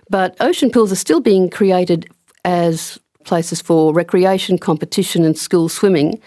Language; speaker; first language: English; native; English